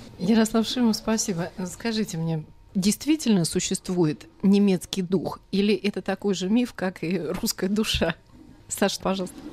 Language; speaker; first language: Russian; native; Russian